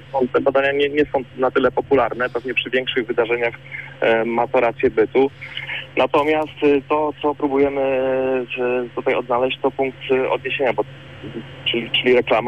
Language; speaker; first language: Polish; native; Polish